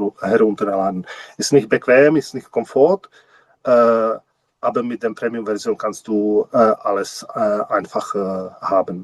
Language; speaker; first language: German; non-native, learner; Czech